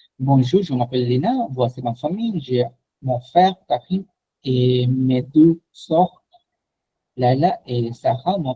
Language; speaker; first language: French; non-native, fluent; Bangla